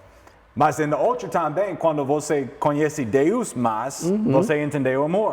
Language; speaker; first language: Portuguese; non-native, learner; English